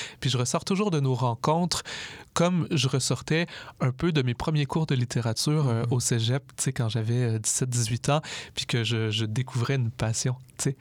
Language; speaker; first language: French; native; French